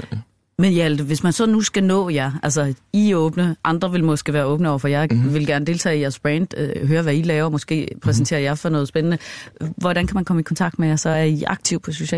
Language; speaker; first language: Danish; native; Danish